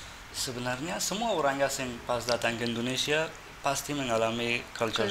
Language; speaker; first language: Indonesian; non-native, fluent; Persian